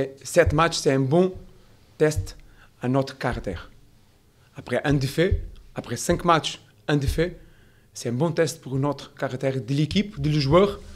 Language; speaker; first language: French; non-native, learner; Portuguese